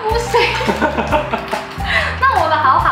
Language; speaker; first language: Chinese; native; Chinese